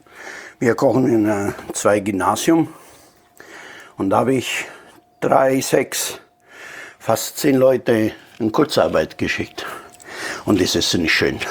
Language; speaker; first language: German; non-native, fluent; Italian